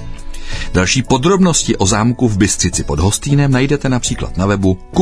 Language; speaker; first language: Czech; native; Czech